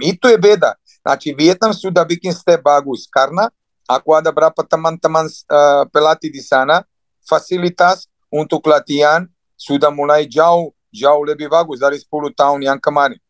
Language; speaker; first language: Indonesian; non-native, fluent; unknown